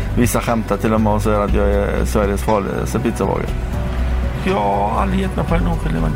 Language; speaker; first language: Swedish; early bilingual, other home language; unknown